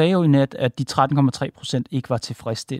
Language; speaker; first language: Danish; native; Danish